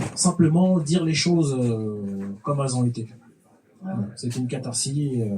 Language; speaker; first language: French; native; French